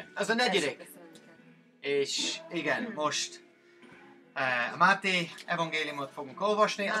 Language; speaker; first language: Hungarian; non-native, learner; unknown